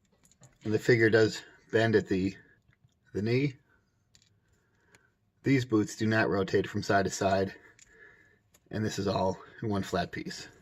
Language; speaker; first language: English; native; English